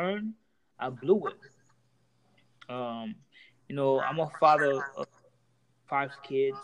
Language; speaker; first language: English; native; English